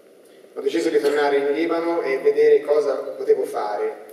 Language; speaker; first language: Italian; native; Italian